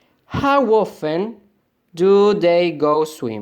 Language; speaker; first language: English; non-native, fluent; Spanish